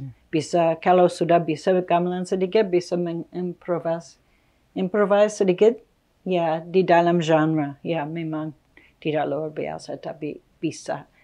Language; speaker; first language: Indonesian; non-native, fluent; English